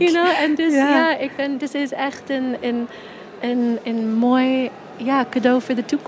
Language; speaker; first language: Dutch; non-native, fluent; English